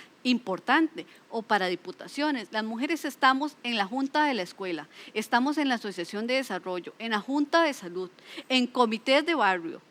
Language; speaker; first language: Spanish; native; Spanish